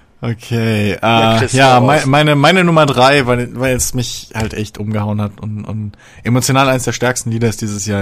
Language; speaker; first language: German; native; German